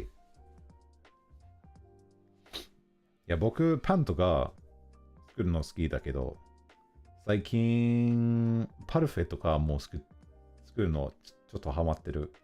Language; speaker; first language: Japanese; non-native, learner; English